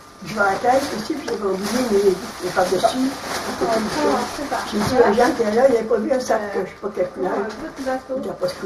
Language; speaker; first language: French; native; French